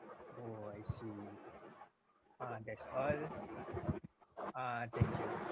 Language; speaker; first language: English; non-native, learner; Malay